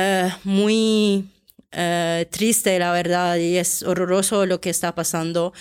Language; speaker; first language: Spanish; non-native, fluent; Arabic